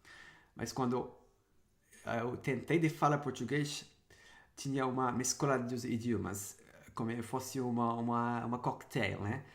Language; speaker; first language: Portuguese; non-native, fluent; Sinhala